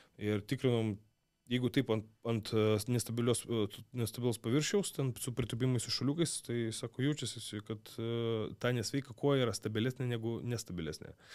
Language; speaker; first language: Lithuanian; non-native, local second language; Russian